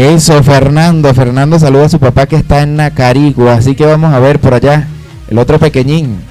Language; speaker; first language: Spanish; native; Spanish